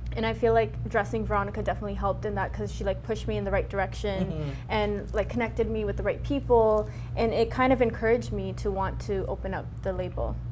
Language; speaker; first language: English; native; English